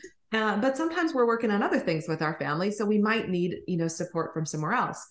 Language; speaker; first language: English; native; English